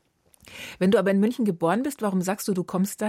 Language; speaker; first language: German; native; German